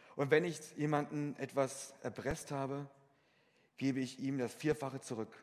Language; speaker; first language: German; native; German